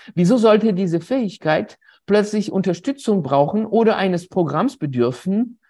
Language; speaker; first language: German; non-native, fluent; French